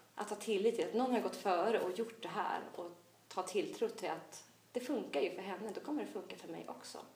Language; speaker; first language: Swedish; native; Swedish